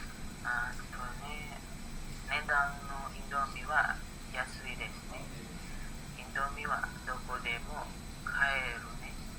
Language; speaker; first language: Japanese; non-native, learner; Indonesian